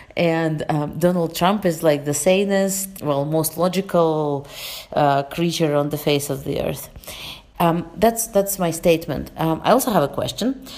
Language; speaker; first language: English; non-native, fluent; Russian